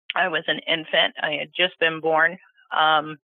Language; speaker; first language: English; native; English